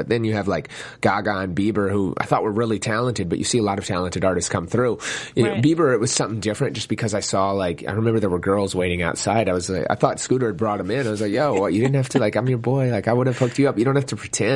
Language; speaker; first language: English; native; English